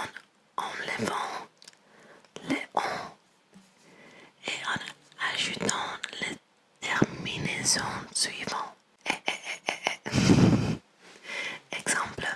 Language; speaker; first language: French; non-native, learner; English